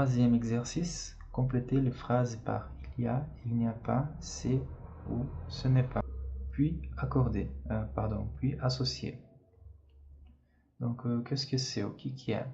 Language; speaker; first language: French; non-native, fluent; Portuguese